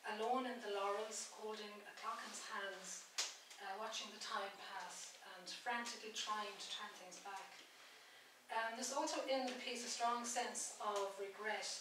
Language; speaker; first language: English; native; English